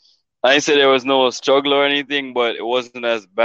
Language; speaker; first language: English; non-native, local second language; Jamaican Creole English